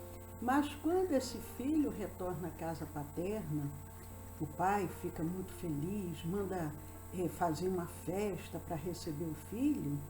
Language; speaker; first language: Portuguese; native; Portuguese